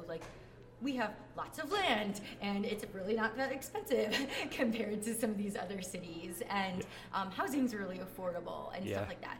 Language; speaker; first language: English; native; English